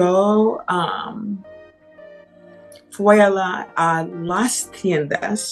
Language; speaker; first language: Spanish; non-native, learner; English